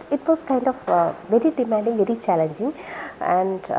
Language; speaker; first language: English; non-native, local second language; Malayalam